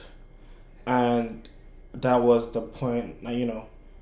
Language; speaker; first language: English; non-native, local second language; Yoruba